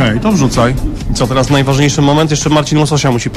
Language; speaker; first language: Polish; native; Polish